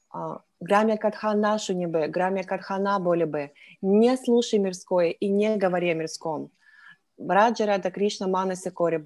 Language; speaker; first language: Russian; native; Russian